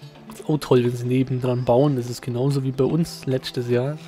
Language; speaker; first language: German; native; German